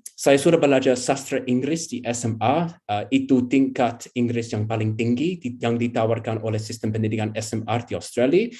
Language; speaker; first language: Indonesian; non-native, fluent; English